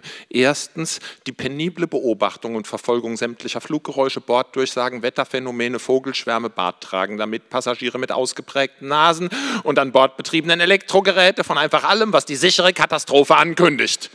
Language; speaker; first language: German; native; German